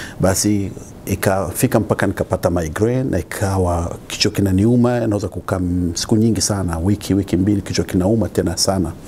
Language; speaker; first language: Swahili; native; Swahili